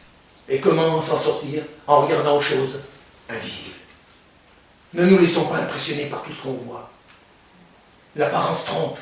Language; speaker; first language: French; native; French